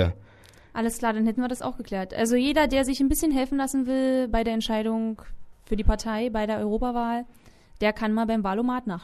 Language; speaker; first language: German; native; German